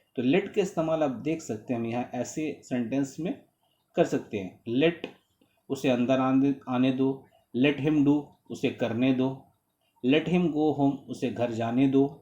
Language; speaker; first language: Hindi; native; Hindi